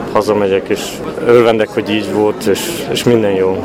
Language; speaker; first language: Hungarian; early bilingual, heritage; Hungarian